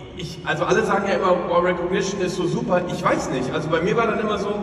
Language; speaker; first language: German; native; German